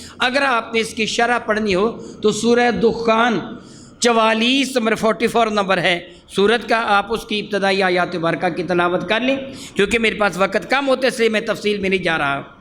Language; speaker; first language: Urdu; non-native, local second language; Punjabi